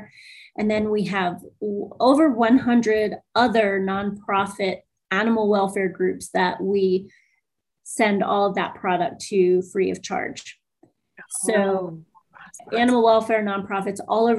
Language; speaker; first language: English; native; English